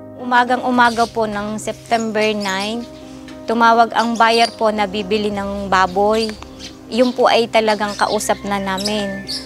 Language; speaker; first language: Filipino; native; Filipino